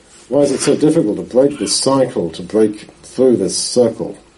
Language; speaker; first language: English; native; English